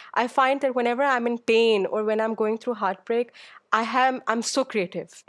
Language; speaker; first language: English; non-native, local second language; Urdu